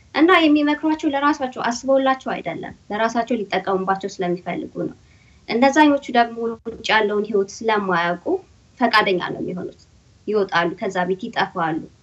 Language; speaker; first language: Amharic; native; Amharic